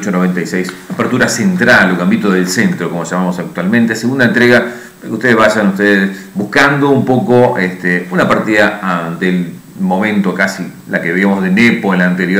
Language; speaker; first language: Spanish; native; Spanish